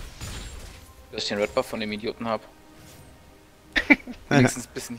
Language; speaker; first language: German; native; German